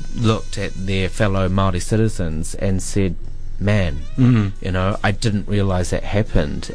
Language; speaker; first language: English; native; English